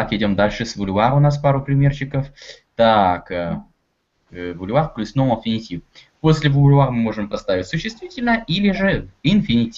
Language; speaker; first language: Russian; native; Russian